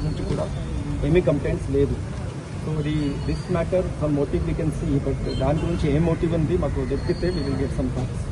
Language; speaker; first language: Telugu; non-native, learner; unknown